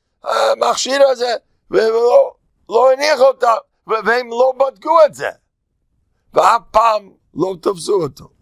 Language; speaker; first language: Hebrew; non-native, fluent; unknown